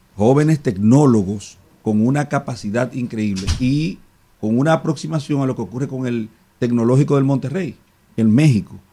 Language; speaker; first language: Spanish; native; Spanish